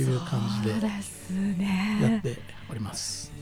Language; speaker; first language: Japanese; native; Japanese